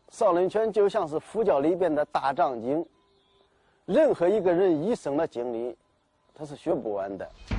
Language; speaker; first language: Chinese; native; Chinese